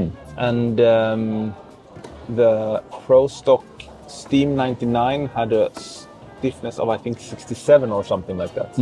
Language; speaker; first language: English; non-native, fluent; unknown